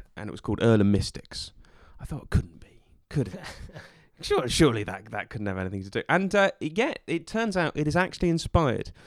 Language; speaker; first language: English; native; English